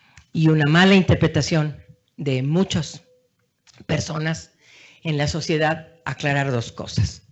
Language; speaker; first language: Spanish; native; Spanish